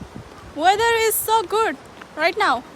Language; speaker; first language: English; non-native, learner; Nepali